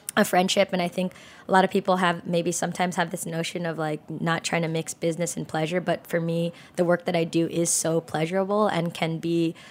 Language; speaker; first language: English; native; English